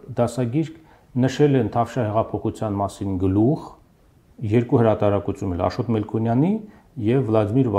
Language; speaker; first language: Armenian; native; Armenian